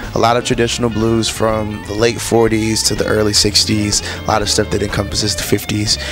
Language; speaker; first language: English; native; English